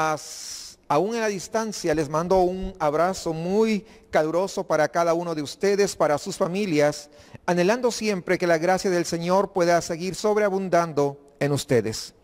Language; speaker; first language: Spanish; native; Spanish